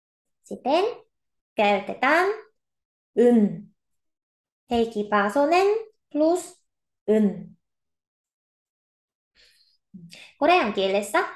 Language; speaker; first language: Finnish; non-native, fluent; Korean